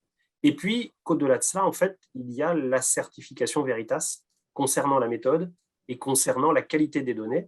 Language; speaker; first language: French; native; French